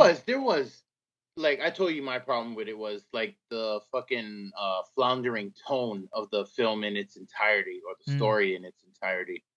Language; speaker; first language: English; native; English